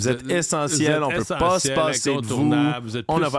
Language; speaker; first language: French; native; French